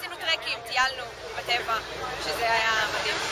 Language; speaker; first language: Hebrew; native; Hebrew